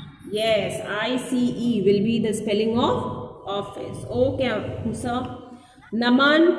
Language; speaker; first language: English; non-native, local second language; Hindi